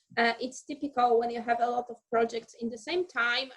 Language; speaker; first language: English; non-native, fluent; Polish